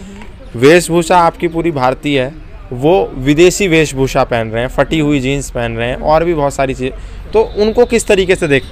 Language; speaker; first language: Hindi; native; Hindi